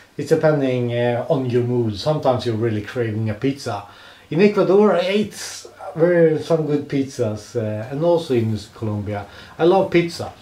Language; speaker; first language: English; non-native, fluent; Swedish